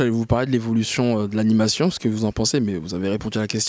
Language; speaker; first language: French; native; French